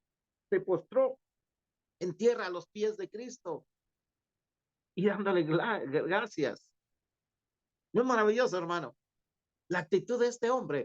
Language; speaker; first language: Spanish; native; Spanish